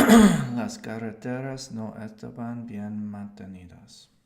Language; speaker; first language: Spanish; non-native, learner; English